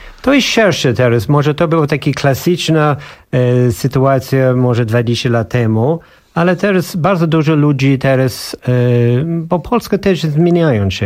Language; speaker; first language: Polish; non-native, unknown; English